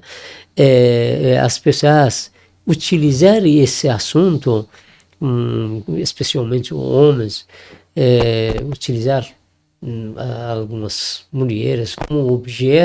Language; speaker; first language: Portuguese; non-native, learner; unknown